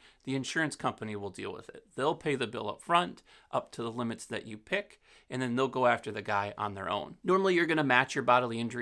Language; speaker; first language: English; native; English